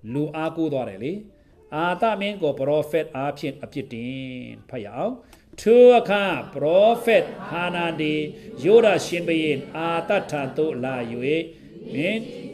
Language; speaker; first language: Burmese; non-native, local second language; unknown